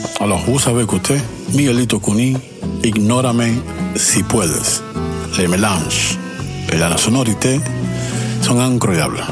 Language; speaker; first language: French; non-native, learner; Spanish